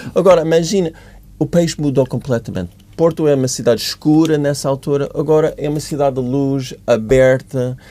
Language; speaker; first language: Portuguese; non-native, fluent; English